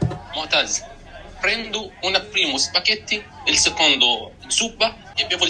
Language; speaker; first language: Italian; non-native, learner; Arabic